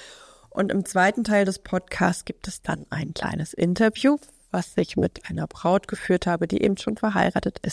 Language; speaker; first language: German; native; German